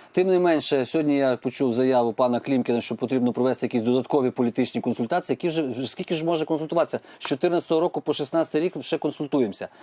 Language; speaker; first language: Ukrainian; native; Ukrainian